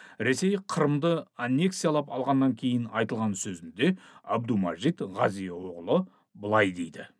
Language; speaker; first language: Kazakh; native; Kazakh